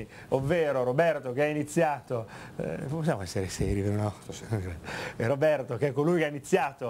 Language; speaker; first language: Italian; native; Italian